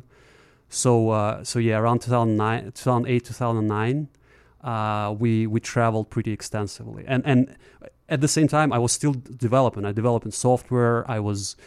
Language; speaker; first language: English; non-native, fluent; Russian